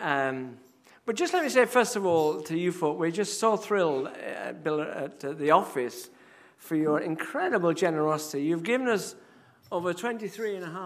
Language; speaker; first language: English; native; English